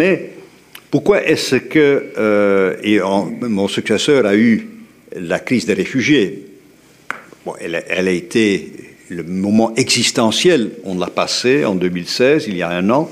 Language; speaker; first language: French; native; French